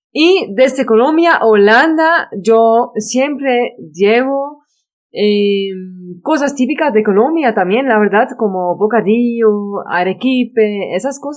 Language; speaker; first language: Spanish; non-native, fluent; Dutch